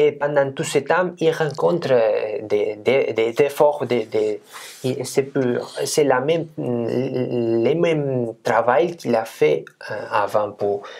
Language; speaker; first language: French; non-native, fluent; Spanish